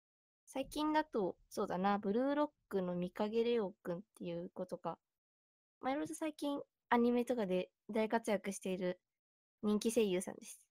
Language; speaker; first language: Japanese; native; Japanese